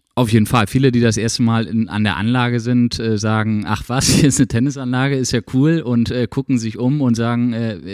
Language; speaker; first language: German; native; German